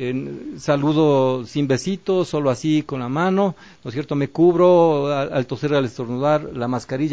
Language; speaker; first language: Spanish; native; Spanish